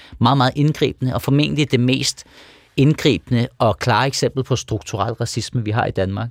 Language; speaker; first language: Danish; early bilingual, other home language; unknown